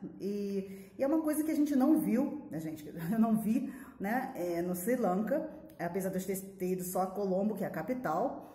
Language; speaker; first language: Portuguese; native; Portuguese